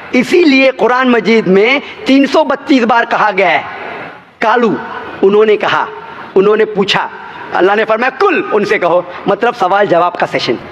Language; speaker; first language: Hindi; non-native, local second language; Konkani